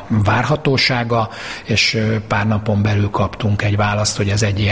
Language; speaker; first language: Hungarian; native; Hungarian